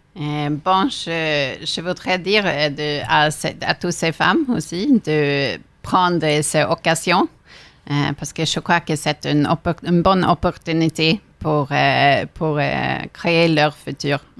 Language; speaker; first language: French; non-native, fluent; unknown